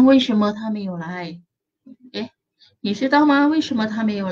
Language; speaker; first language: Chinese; non-native, local second language; Malay